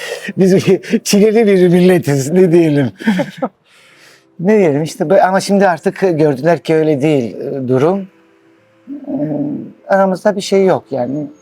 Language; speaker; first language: Turkish; non-native, local second language; Greek